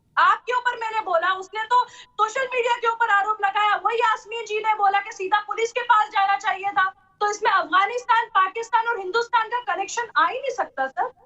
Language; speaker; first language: Hindi; native; Hindi